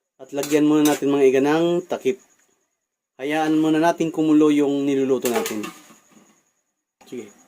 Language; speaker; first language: Filipino; non-native, local second language; Bikol